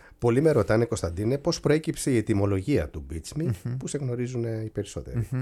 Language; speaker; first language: Greek; early bilingual, heritage; Greek